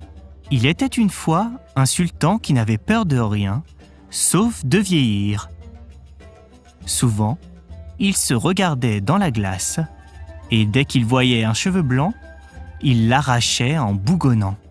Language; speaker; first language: French; native; French